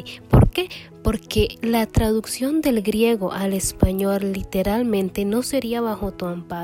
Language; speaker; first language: Spanish; native; Spanish